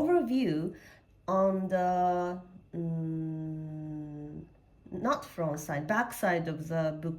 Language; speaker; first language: English; non-native, learner; Japanese